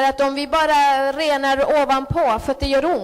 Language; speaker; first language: Swedish; early bilingual, other home language; Spanish